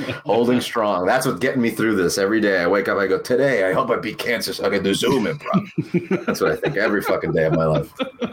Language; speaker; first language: English; early bilingual, other home language; Spanish